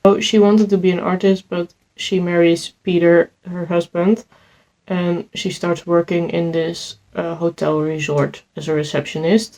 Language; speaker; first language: English; non-native, fluent; Dutch